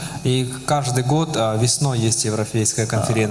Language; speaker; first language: Russian; native; Russian